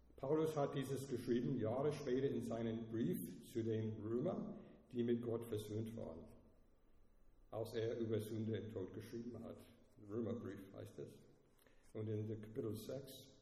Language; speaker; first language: German; non-native, fluent; English